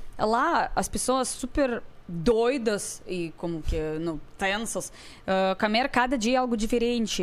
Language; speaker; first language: Portuguese; non-native, learner; Russian